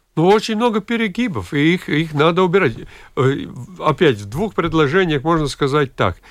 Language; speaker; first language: Russian; non-native, local second language; Latvian